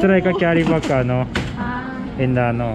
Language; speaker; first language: English; non-native, learner; Japanese